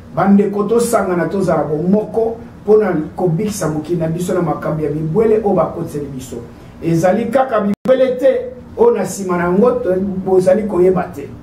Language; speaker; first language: Lingala; non-native, local second language; Kituba (Democratic Republic of Congo)